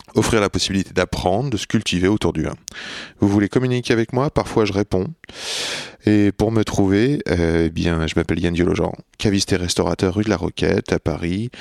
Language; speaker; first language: French; native; French